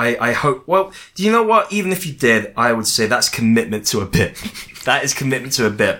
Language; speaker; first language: English; native; English